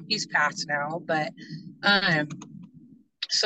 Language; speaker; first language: English; native; English